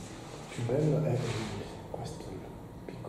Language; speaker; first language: Italian; non-native, learner; French